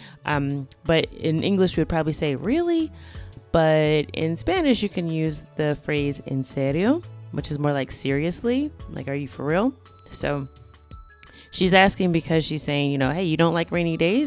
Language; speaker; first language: English; native; English